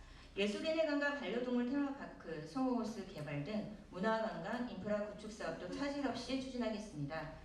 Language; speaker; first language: Korean; native; Korean